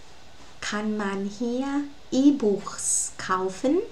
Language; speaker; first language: German; non-native, fluent; Thai